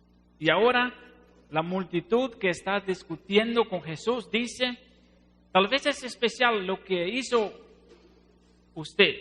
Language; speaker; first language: Spanish; non-native, fluent; Dutch